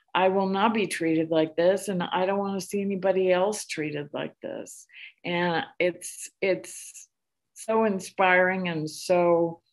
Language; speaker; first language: English; native; English